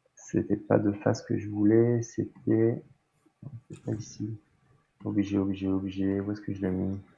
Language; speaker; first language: French; native; French